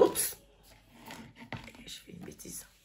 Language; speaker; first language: French; native; French